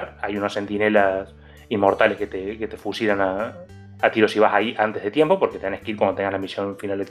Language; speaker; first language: Spanish; native; Spanish